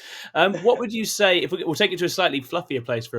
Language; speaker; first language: English; native; English